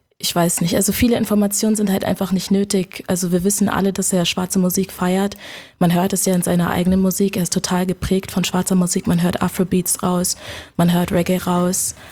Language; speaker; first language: German; early bilingual, other home language; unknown